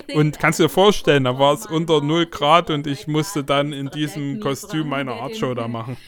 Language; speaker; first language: German; non-native, fluent; Ukrainian